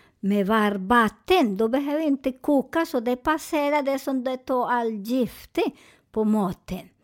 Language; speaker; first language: Swedish; non-native, fluent; Spanish